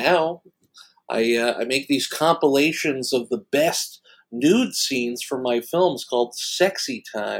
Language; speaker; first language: English; native; English